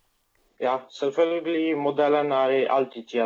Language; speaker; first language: Swedish; non-native, fluent; Polish